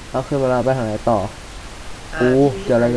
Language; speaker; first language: Thai; native; Thai